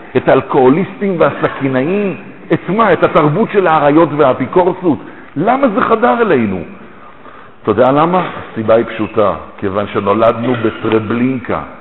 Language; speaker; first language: Hebrew; native; Hebrew